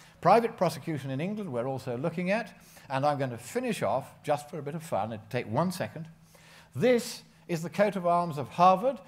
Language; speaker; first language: English; native; English